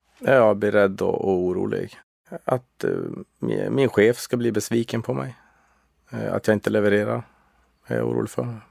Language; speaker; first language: Swedish; native; Swedish